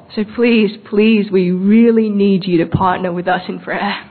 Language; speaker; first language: English; early bilingual, other home language; Chinese